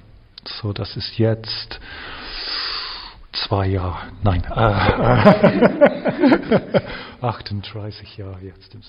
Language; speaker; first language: German; non-native, fluent; English